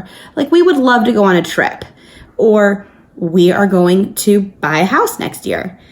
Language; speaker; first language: English; native; English